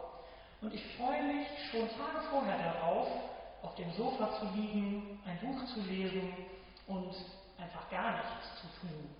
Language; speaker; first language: German; native; German